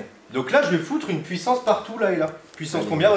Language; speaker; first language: French; native; French